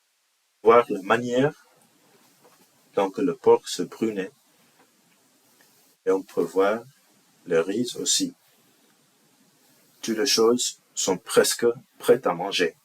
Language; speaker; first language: French; non-native, learner; English